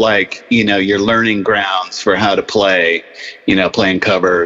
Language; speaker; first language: English; native; English